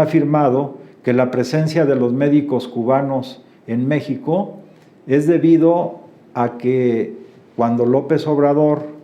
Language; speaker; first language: Spanish; native; Spanish